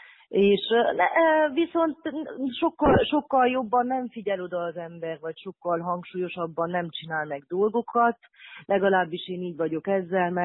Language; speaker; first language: Hungarian; native; Hungarian